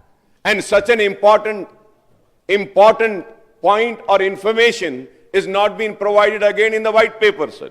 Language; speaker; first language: English; non-native, local second language; Urdu